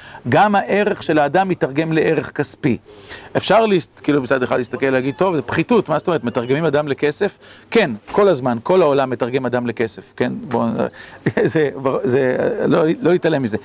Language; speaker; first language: Hebrew; native; Hebrew